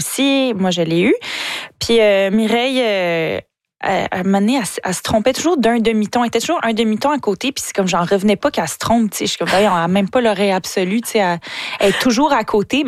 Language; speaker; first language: French; native; French